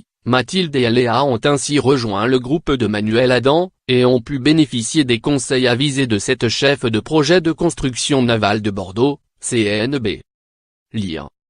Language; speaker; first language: French; native; French